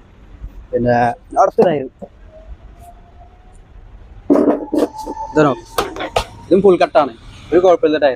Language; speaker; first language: Malayalam; non-native, local second language; Hindi